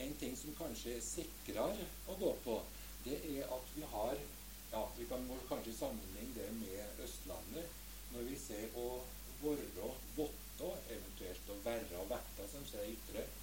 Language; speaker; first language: Norwegian; native; Norwegian